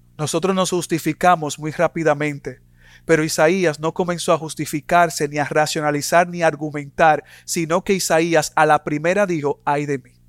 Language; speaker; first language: Spanish; native; Spanish